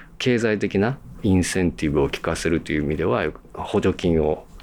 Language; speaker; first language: Japanese; native; Japanese